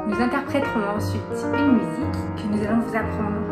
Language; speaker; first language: French; native; French